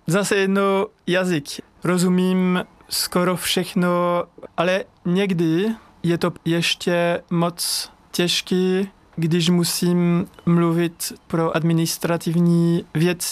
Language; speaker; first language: Czech; non-native, learner; French